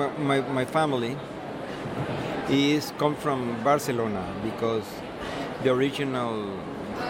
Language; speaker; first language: English; non-native, learner; Spanish